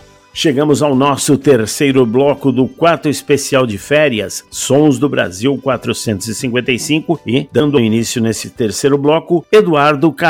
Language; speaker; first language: Portuguese; native; Portuguese